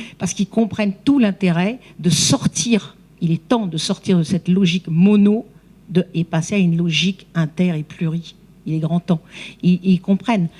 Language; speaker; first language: French; native; French